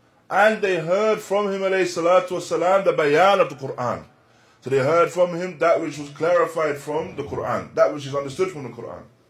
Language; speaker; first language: English; native; English